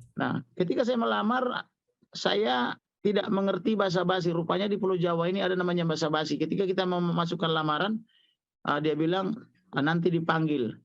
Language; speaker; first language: Indonesian; non-native, local second language; Batak Toba